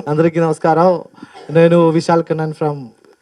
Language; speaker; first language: Telugu; non-native, learner; Malayalam